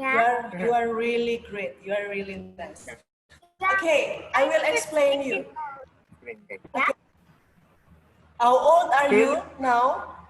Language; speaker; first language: English; non-native, learner; Indonesian